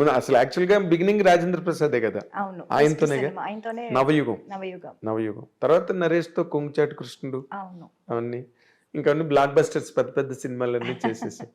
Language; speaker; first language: Telugu; native; Telugu